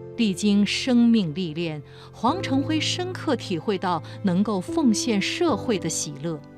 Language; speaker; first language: Chinese; native; Chinese